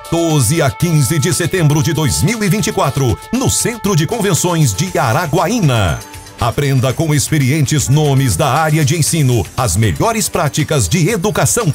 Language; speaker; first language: Portuguese; native; Portuguese